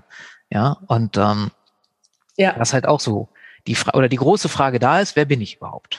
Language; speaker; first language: German; native; German